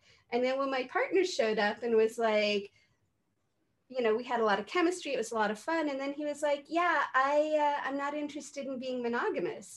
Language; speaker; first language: English; native; English